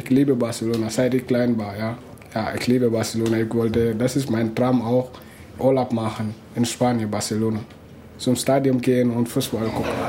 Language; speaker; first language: German; non-native, learner; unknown